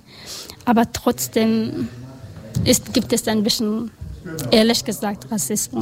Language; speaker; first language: German; non-native, learner; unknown